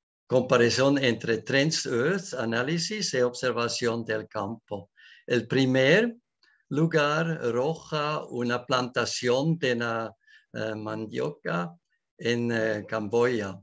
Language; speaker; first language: Spanish; non-native, learner; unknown